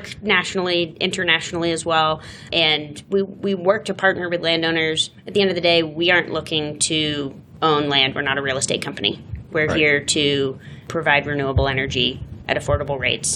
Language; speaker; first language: English; native; English